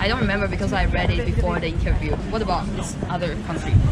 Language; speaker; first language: English; non-native, fluent; Chinese